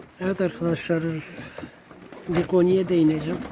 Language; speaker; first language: Turkish; native; Turkish